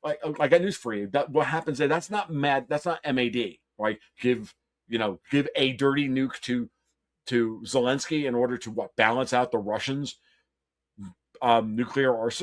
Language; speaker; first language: English; native; English